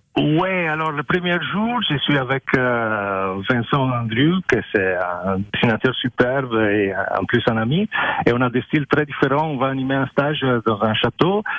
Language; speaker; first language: French; non-native, local second language; Italian